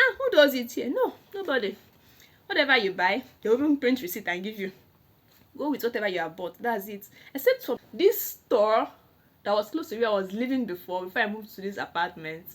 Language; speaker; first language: English; non-native, local second language; Igbo